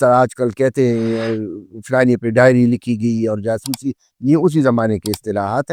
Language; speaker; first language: Urdu; native; Urdu